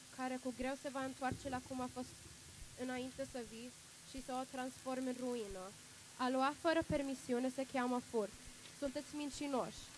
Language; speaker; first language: Romanian; early bilingual, heritage; Romanian